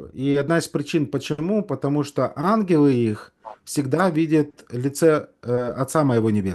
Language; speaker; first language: Russian; native; Russian